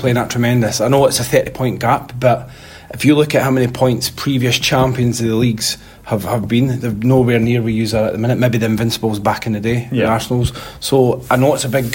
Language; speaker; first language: English; native; English